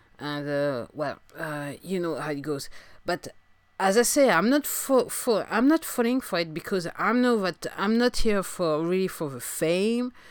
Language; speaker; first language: English; non-native, fluent; French